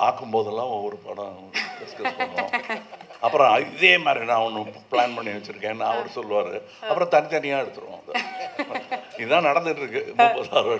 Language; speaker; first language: Tamil; native; Tamil